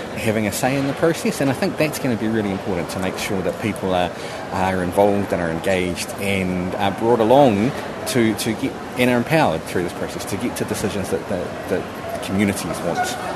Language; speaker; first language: English; native; English